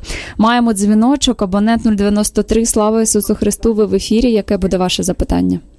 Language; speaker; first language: Ukrainian; native; Ukrainian